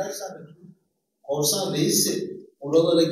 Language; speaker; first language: Turkish; native; Turkish